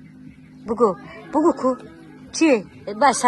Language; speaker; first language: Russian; non-native, local second language; Tajik